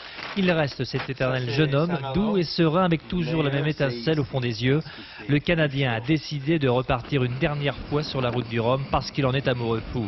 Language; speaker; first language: French; native; French